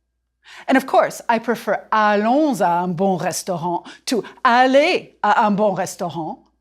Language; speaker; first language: French; non-native, fluent; English